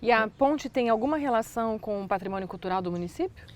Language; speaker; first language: Portuguese; native; Portuguese